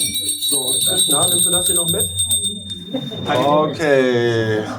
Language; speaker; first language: German; native; German